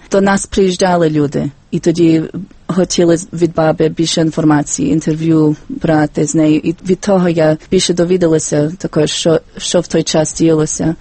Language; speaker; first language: Ukrainian; early bilingual, heritage; Ukrainian